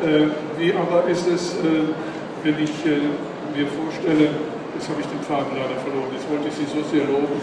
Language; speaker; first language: German; native; German